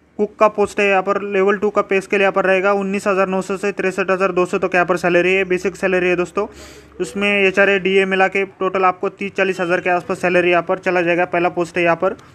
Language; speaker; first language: Hindi; non-native, local second language; Marathi